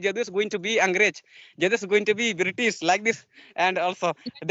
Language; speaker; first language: English; non-native, learner; Santali